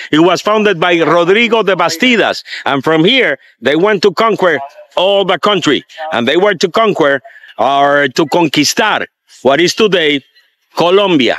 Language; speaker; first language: English; non-native, fluent; Spanish